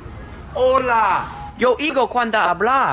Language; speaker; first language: Spanish; non-native, learner; English